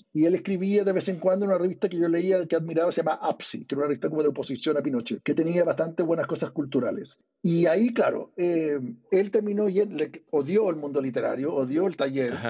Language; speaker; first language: Spanish; early bilingual, other home language; English